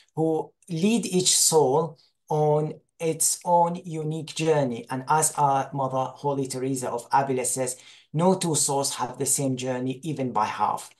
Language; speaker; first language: English; non-native, fluent; Arabic